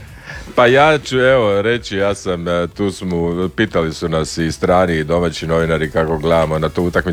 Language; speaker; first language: Serbian; native; Serbian